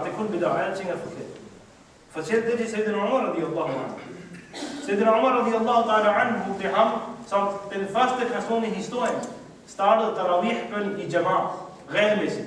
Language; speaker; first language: Danish; early bilingual, other home language; Urdu